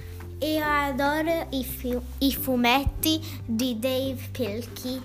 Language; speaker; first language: Italian; early bilingual, heritage; English